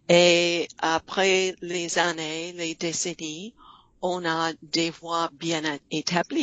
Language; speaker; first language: French; non-native, fluent; English